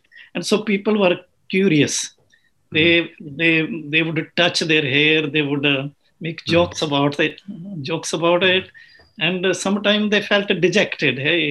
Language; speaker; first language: English; non-native, local second language; Punjabi